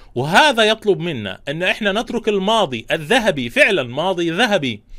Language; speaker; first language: Arabic; native; Arabic